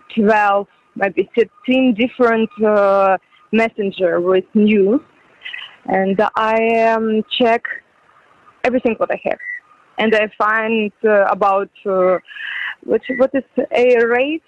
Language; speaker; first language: English; non-native, learner; Ukrainian